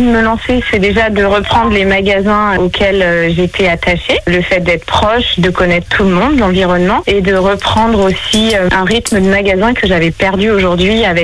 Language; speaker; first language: French; native; French